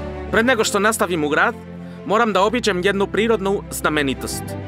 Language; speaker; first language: Croatian; non-native, fluent; Spanish